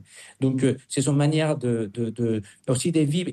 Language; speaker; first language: French; non-native, fluent; Spanish